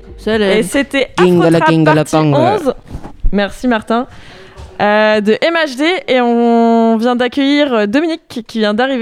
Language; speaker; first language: French; native; French